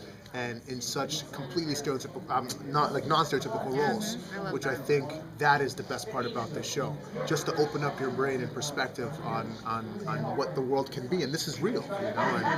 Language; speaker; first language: English; native; English